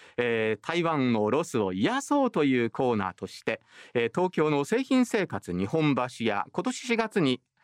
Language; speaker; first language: Japanese; native; Japanese